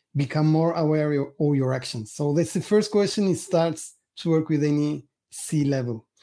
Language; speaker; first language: English; non-native, fluent; Turkish